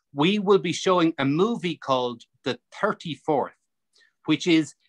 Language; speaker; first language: English; native; English